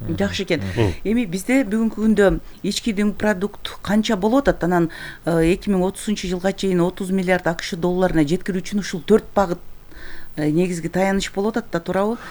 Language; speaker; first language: Kyrgyz; native; Kyrgyz